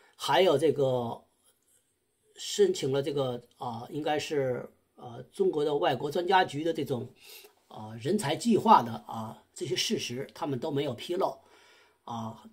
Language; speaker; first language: Chinese; native; Chinese